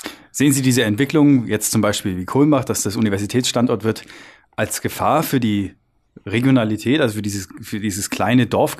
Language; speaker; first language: German; native; German